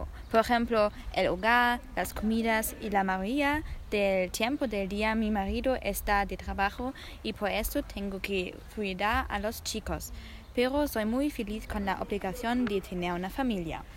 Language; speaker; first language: Spanish; non-native, learner; German